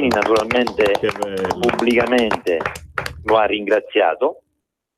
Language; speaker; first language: Italian; native; Italian